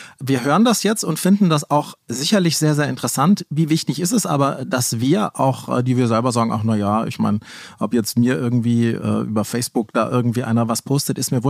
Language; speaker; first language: German; native; German